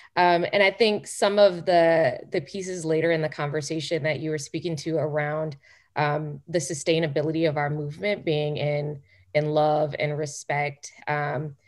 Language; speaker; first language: English; native; English